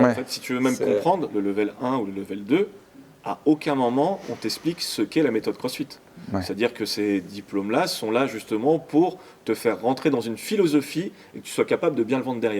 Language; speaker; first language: French; native; French